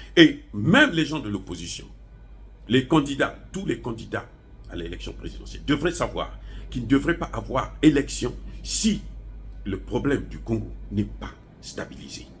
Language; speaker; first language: French; non-native, local second language; Lingala